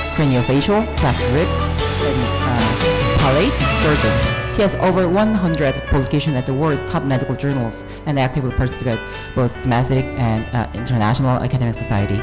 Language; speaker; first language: English; non-native, fluent; Korean